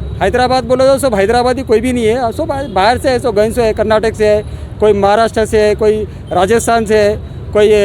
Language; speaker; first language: Hindi; non-native, local second language; Urdu